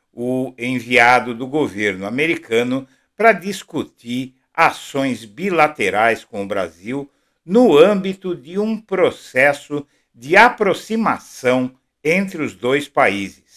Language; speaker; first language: Portuguese; native; Portuguese